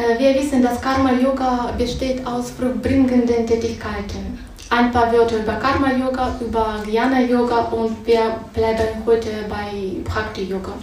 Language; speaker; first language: German; non-native, fluent; Russian